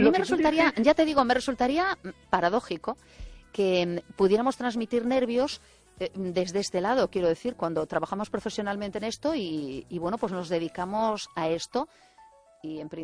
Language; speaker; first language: Spanish; native; Spanish